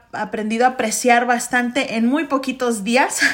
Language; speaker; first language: Spanish; early bilingual, heritage; Spanish